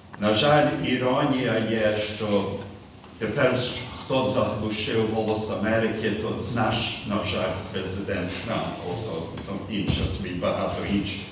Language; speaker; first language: Ukrainian; early bilingual, heritage; Ukrainian